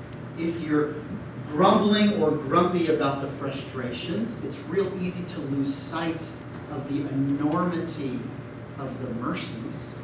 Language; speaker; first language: English; native; English